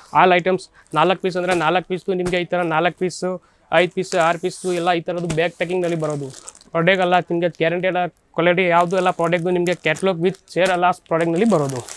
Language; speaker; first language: Kannada; non-native, learner; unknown